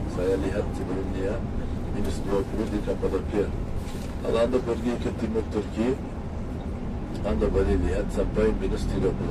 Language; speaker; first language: Indonesian; non-native, fluent; Turkish